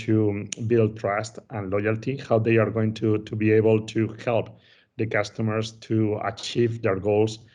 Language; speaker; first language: English; non-native, fluent; Spanish